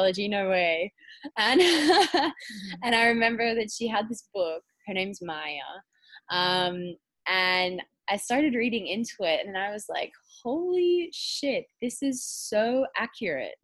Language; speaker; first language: English; native; English